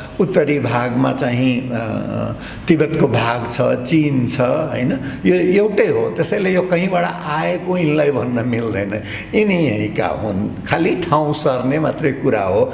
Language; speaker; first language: Nepali; non-native, local second language; Maithili